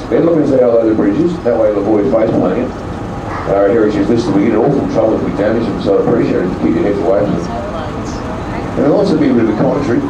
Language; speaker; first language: English; native; English